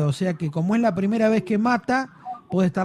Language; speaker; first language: Spanish; native; Spanish